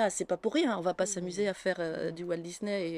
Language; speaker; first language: French; native; French